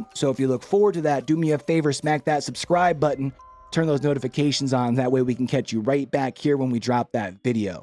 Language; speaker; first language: English; native; English